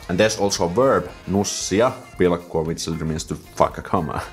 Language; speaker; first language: English; non-native, fluent; Finnish